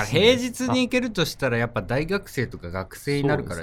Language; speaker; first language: Japanese; native; Japanese